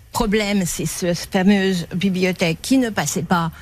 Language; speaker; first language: French; native; French